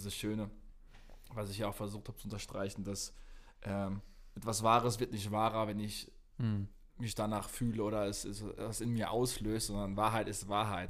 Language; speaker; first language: German; native; German